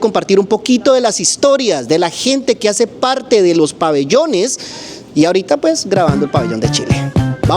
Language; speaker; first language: Spanish; native; Spanish